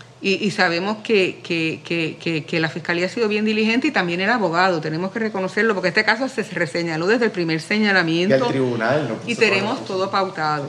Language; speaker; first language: Spanish; native; Spanish